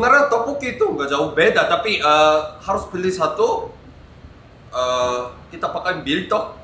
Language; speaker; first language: Indonesian; non-native, learner; Korean